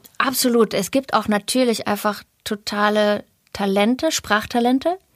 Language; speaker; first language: German; early bilingual, other home language; Russian